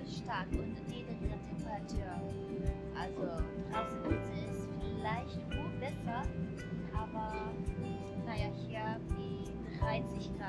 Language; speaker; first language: German; non-native, learner; Japanese